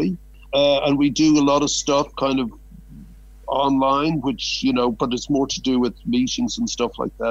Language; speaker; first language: English; native; English